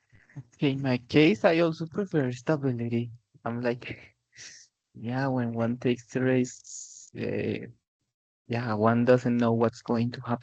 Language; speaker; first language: English; non-native, fluent; Spanish